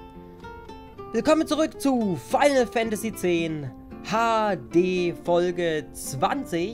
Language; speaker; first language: German; native; German